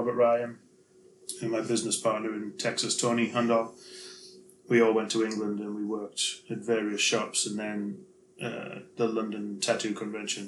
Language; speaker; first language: English; native; English